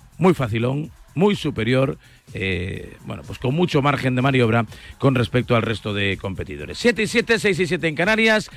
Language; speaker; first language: Spanish; native; Spanish